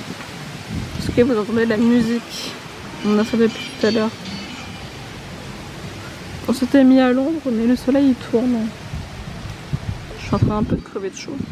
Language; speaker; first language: French; native; French